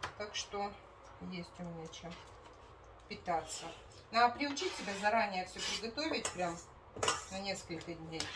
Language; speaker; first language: Russian; native; Russian